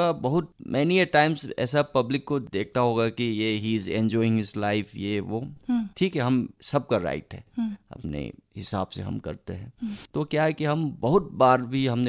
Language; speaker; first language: Hindi; non-native, local second language; Manipuri